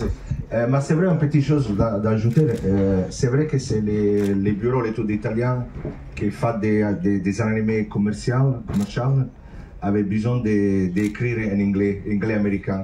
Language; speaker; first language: French; non-native, fluent; Italian